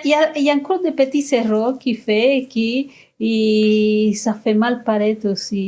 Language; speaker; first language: French; non-native, fluent; Spanish